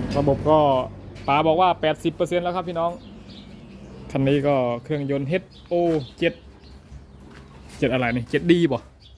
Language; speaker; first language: Thai; native; Thai